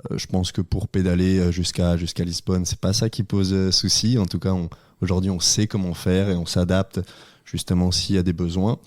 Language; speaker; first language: French; native; French